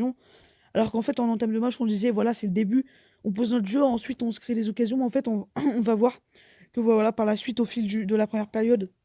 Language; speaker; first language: French; native; French